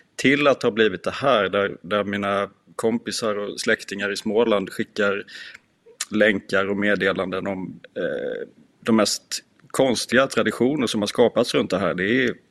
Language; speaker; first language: Swedish; native; Swedish